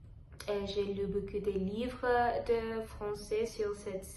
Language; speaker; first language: French; non-native, learner; Telugu